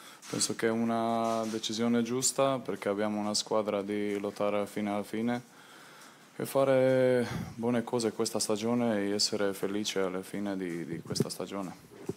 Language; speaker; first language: Italian; non-native, fluent; Croatian